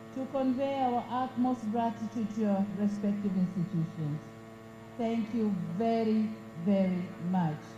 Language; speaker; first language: English; non-native, local second language; Swahili